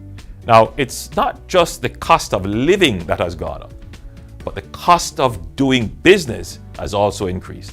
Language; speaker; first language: English; native; English